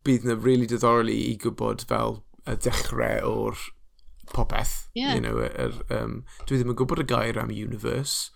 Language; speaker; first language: Welsh; non-native, local second language; English